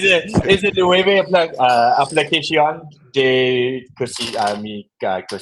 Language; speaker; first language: Spanish; non-native, learner; English